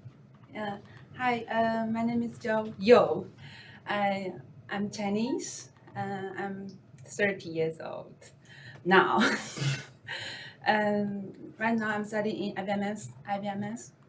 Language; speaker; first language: English; non-native, learner; Chinese